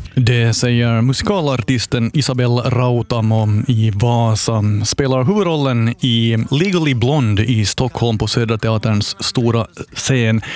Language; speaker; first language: Swedish; native; Swedish